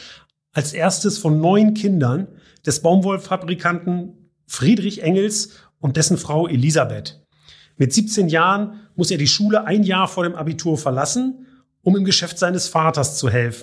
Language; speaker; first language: German; native; German